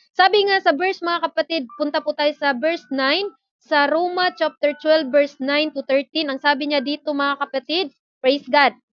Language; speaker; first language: Filipino; non-native, local second language; Cebuano